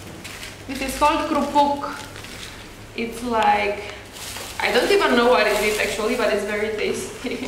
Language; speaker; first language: English; non-native, fluent; Romanian